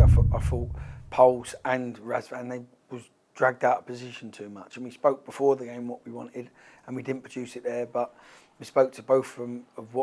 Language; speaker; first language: English; native; English